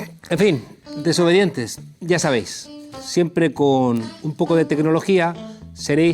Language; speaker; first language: Spanish; native; Spanish